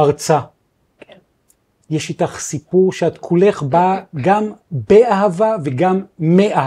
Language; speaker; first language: Hebrew; native; Hebrew